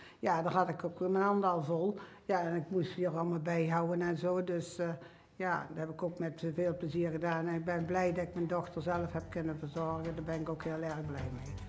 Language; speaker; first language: Dutch; native; Dutch